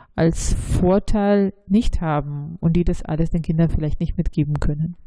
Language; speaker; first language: German; early bilingual, other home language; Russian